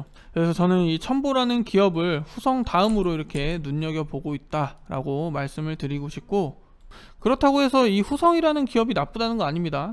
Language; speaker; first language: Korean; native; Korean